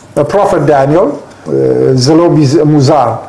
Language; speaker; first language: Hebrew; non-native, learner; Persian